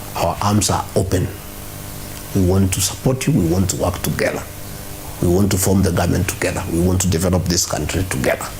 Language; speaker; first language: English; non-native, local second language; Kikuyu